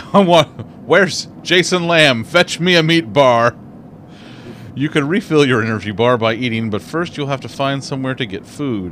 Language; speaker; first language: English; native; English